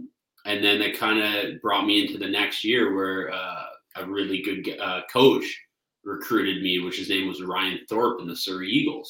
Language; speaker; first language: English; native; English